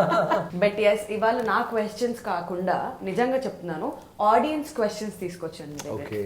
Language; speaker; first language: Telugu; native; Telugu